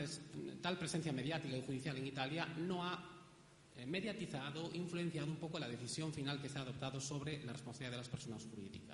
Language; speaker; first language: Spanish; native; Spanish